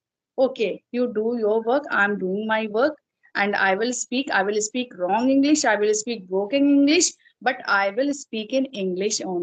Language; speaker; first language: English; non-native, fluent; Hindi